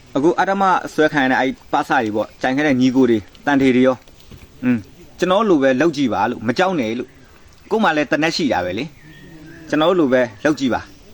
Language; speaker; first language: Burmese; native; Burmese